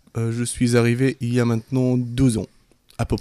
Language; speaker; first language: French; non-native, fluent; Arabic